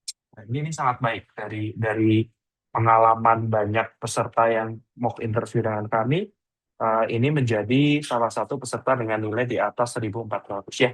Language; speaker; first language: Indonesian; native; Indonesian